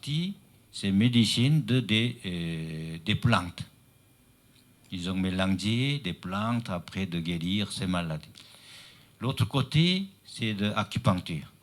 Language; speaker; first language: French; non-native, learner; Chinese